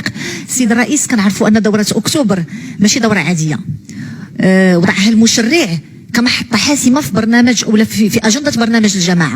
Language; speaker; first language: Arabic; native; Arabic